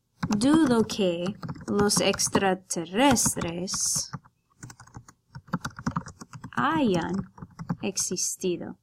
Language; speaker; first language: Spanish; non-native, fluent; English